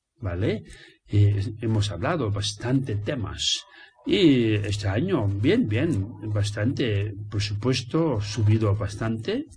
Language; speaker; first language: Spanish; non-native, learner; Tibetan